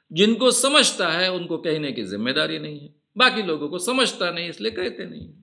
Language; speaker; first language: Hindi; non-native, local second language; Marathi